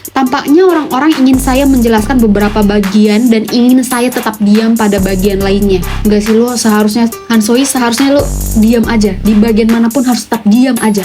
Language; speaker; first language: Indonesian; native; Indonesian